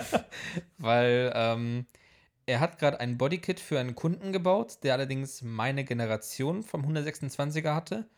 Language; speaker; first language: German; early bilingual, heritage; Polish